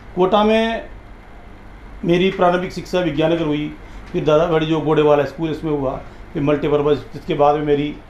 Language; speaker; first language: Hindi; native; Hindi